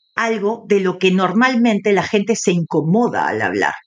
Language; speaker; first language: Spanish; native; Spanish